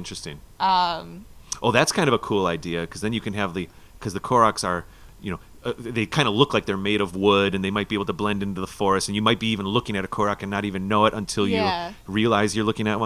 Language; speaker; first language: English; native; English